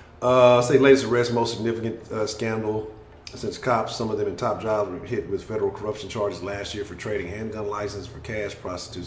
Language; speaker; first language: English; native; English